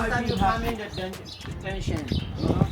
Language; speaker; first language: English; non-native, learner; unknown